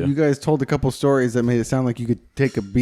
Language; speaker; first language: English; native; English